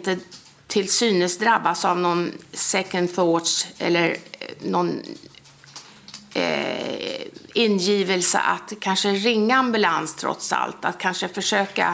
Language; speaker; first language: Swedish; native; Swedish